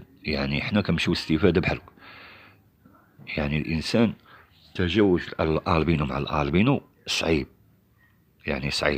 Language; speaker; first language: Arabic; native; Arabic